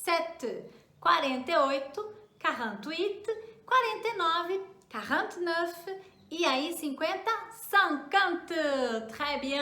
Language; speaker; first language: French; non-native, fluent; Portuguese